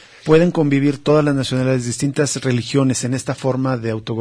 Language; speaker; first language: Spanish; native; Spanish